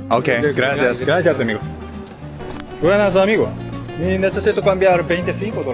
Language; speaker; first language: Spanish; non-native, learner; Korean